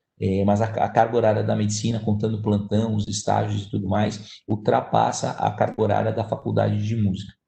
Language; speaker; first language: Portuguese; native; Portuguese